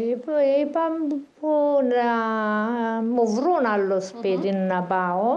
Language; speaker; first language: Greek; non-native, local second language; Turkish